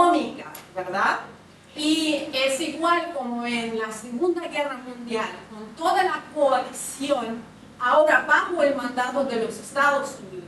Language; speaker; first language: Spanish; non-native, fluent; Russian